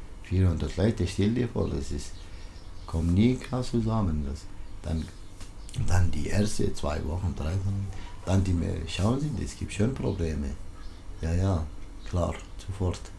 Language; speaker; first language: German; non-native, learner; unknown